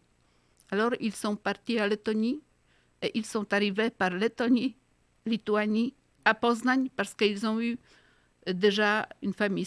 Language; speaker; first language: French; non-native, fluent; Polish